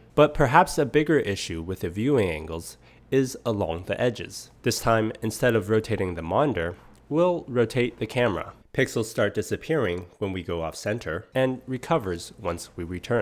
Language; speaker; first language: English; native; English